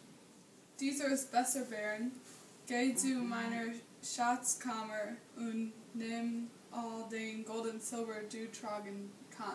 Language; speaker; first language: German; non-native, learner; English